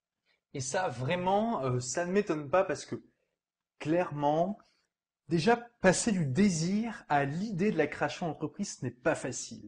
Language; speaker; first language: French; native; French